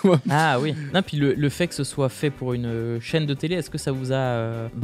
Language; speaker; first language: French; native; French